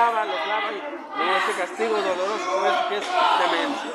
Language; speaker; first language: Spanish; native; Spanish